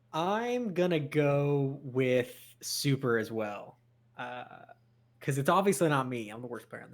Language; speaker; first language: English; native; English